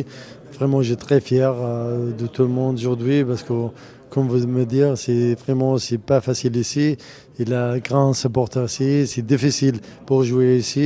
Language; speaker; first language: French; non-native, learner; Arabic